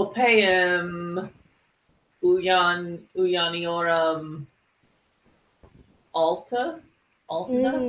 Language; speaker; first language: Turkish; non-native, learner; English